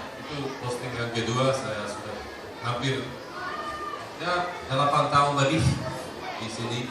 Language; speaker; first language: Indonesian; non-native, fluent; Slovak